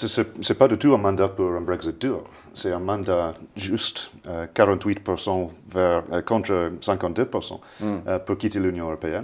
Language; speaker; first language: French; non-native, fluent; English